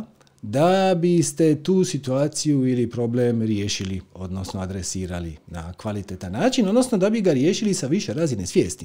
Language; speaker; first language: Croatian; native; Croatian